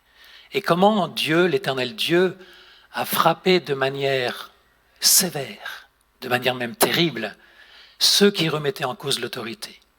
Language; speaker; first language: French; native; French